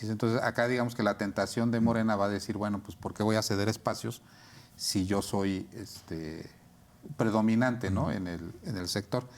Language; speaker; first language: Spanish; native; Spanish